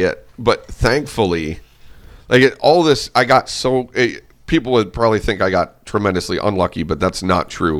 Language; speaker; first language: English; native; English